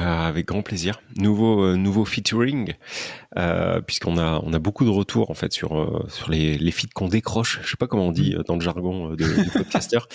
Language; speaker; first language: French; native; French